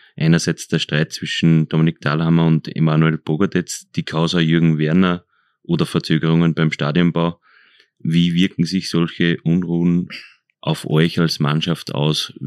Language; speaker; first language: German; native; German